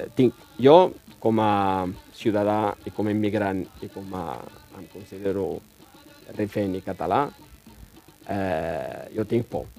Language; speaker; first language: Catalan; non-native, fluent; Riffian